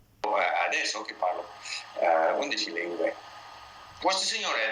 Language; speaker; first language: Italian; non-native, learner; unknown